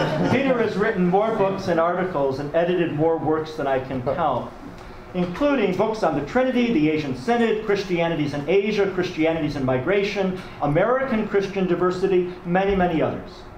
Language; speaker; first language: English; native; English